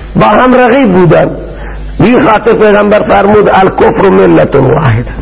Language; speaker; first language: Persian; native; Persian